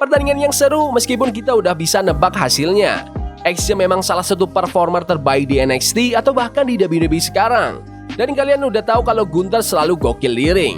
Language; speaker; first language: Indonesian; native; Indonesian